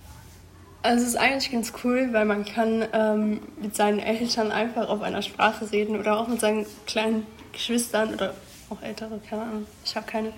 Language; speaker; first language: German; early bilingual, other home language; Greek